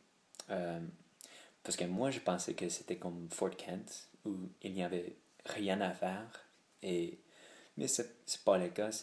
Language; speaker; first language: French; non-native, learner; English